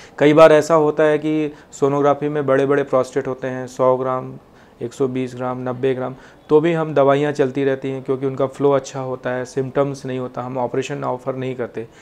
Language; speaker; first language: Hindi; native; Hindi